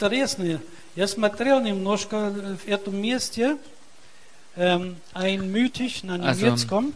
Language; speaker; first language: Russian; early bilingual, heritage; Russian